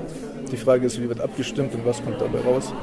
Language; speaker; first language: German; native; German